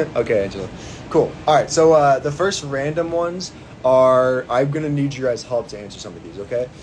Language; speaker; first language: English; native; English